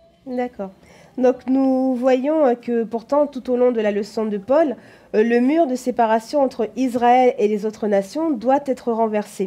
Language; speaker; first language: French; native; French